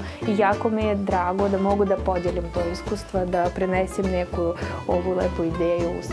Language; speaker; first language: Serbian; non-native, fluent; Russian